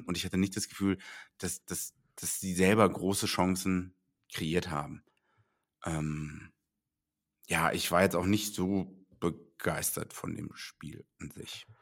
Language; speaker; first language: German; native; German